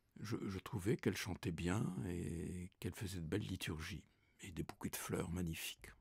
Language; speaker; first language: French; native; French